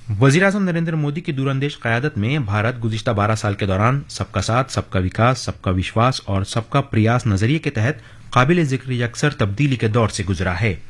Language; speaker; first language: Urdu; native; Urdu